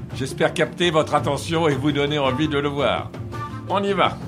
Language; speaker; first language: French; non-native, fluent; Portuguese